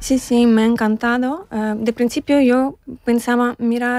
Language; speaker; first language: Spanish; non-native, learner; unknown